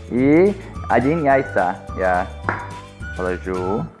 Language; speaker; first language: Russian; non-native, learner; Azerbaijani